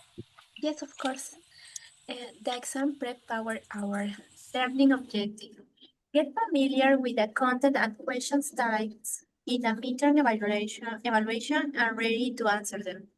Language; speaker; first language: English; non-native, learner; Spanish